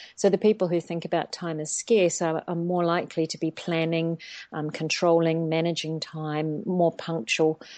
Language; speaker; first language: English; native; English